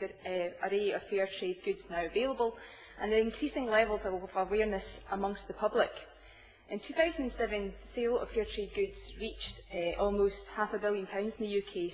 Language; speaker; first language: English; native; English